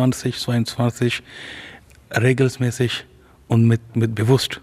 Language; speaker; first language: German; non-native, fluent; Urdu